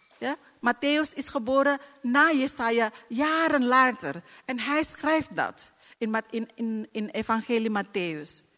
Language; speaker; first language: Dutch; non-native, fluent; Indonesian